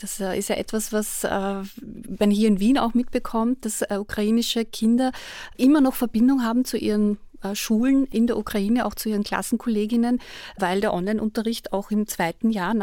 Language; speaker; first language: German; native; German